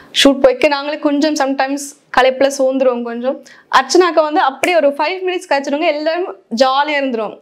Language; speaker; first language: Tamil; early bilingual, heritage; Tamil